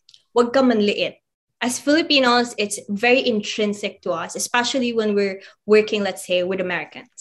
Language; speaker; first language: English; non-native, local second language; Cebuano